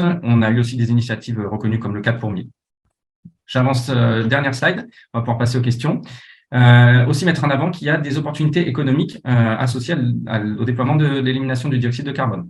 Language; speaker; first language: French; native; French